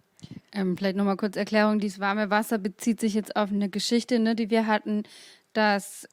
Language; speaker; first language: German; native; German